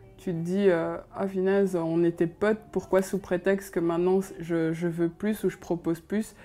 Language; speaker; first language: French; early bilingual, other home language; Kinyarwanda